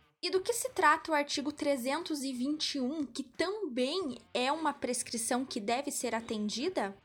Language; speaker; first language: Portuguese; native; Portuguese